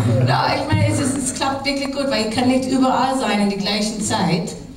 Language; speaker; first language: German; non-native, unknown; English